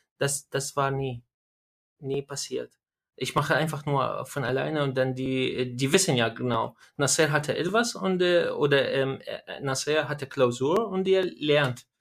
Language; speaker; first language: German; non-native, learner; Arabic